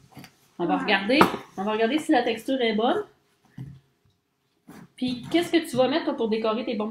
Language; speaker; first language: French; native; French